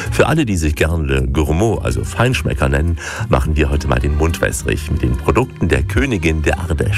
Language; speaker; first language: German; native; German